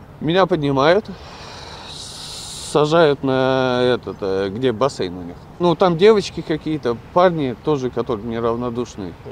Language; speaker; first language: Russian; native; Russian